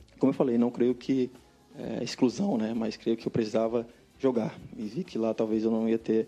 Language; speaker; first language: Portuguese; native; Portuguese